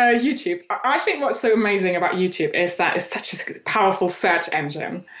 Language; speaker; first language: English; non-native, fluent; German